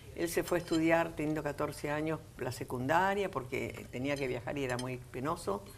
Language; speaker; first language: Spanish; native; Spanish